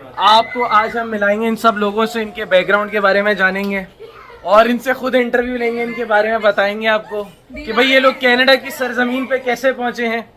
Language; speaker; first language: Urdu; native; Urdu